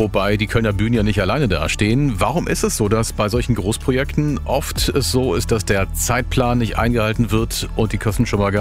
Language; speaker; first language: German; native; German